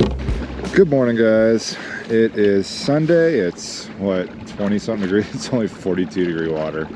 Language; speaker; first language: English; native; English